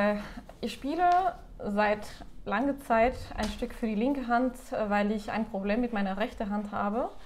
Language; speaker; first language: German; non-native, fluent; Spanish